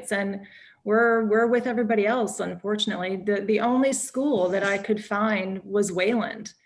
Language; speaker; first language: English; native; English